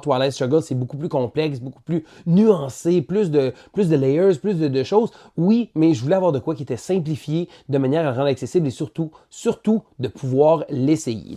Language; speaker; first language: French; native; French